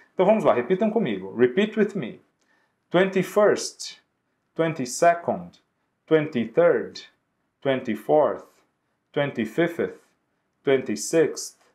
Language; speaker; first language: English; non-native, fluent; Portuguese